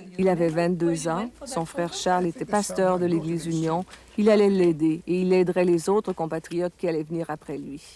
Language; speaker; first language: French; native; French